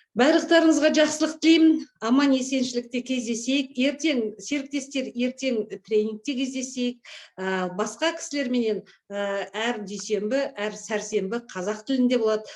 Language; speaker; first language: Kazakh; native; Kazakh